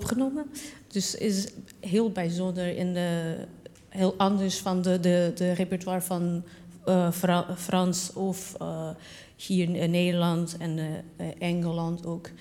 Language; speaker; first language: Dutch; non-native, learner; Portuguese